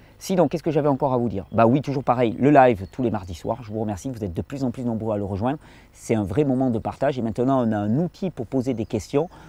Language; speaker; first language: French; native; French